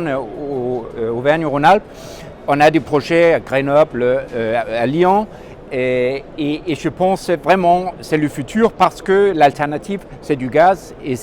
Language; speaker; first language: French; non-native, fluent; Danish